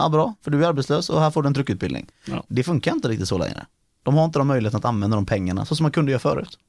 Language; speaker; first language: Swedish; native; Swedish